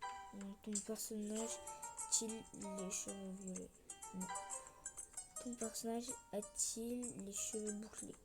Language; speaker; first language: French; early bilingual, other home language; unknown